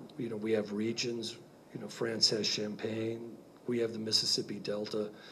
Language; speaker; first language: English; native; English